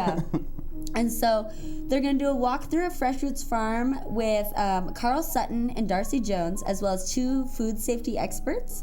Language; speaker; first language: English; native; English